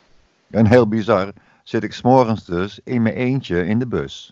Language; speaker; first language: Dutch; native; Dutch